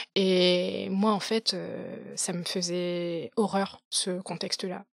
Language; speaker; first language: French; native; French